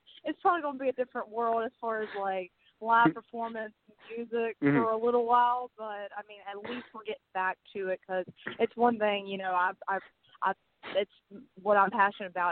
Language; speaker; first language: English; native; English